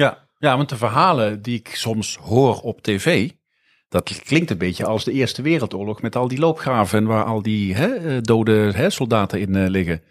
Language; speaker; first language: Dutch; native; Dutch